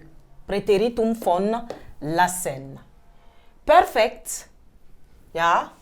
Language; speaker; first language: German; non-native, fluent; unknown